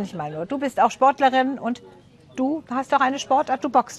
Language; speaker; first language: German; native; German